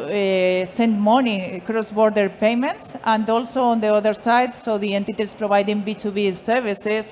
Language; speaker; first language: English; non-native, fluent; Spanish